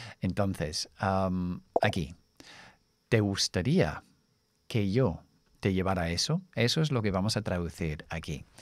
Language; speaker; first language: Spanish; non-native, fluent; English